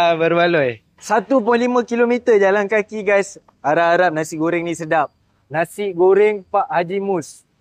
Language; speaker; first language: Malay; native; Malay